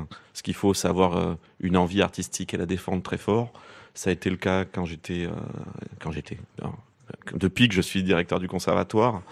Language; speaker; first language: French; native; French